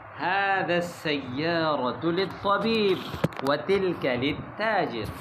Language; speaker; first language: Arabic; non-native, fluent; Urdu